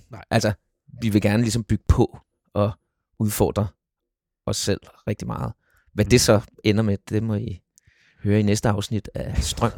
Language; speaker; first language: Danish; native; Danish